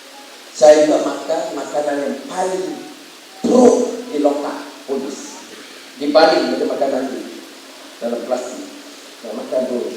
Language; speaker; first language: Malay; native; Malay